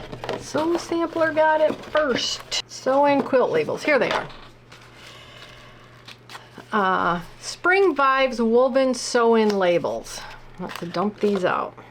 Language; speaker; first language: English; native; English